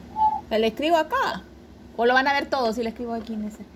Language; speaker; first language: Spanish; native; Spanish